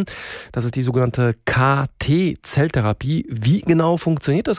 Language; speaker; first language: German; native; German